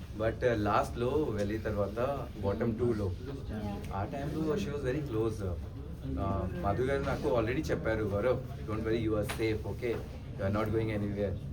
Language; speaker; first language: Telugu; non-native, learner; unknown